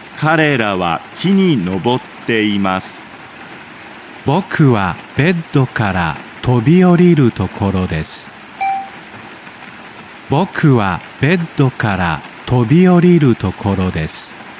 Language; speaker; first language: Japanese; non-native, learner; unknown